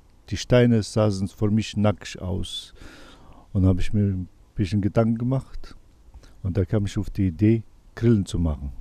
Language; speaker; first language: German; non-native, learner; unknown